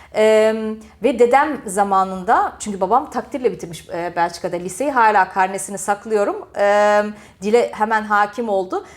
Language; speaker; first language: Turkish; early bilingual, heritage; Turkish